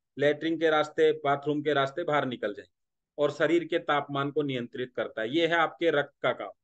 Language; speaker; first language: Hindi; non-native, local second language; Marathi